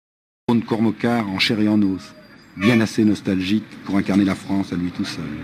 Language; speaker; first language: French; native; French